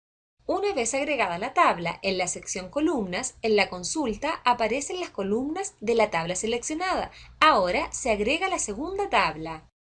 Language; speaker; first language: Spanish; native; Spanish